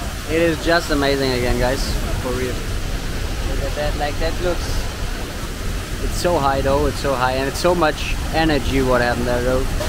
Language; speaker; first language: English; non-native, fluent; German